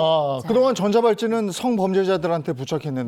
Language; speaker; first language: Korean; native; Korean